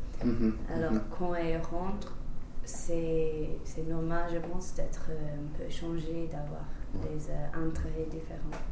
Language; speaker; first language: French; non-native, fluent; English